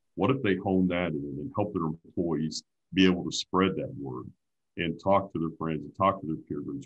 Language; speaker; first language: English; native; English